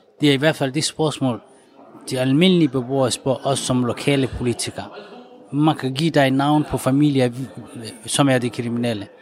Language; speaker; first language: Danish; non-native, fluent; Somali